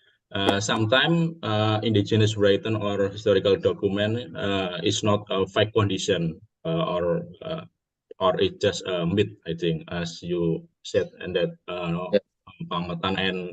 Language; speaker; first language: English; non-native, learner; Indonesian